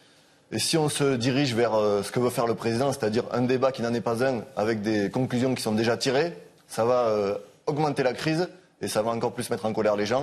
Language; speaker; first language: French; native; French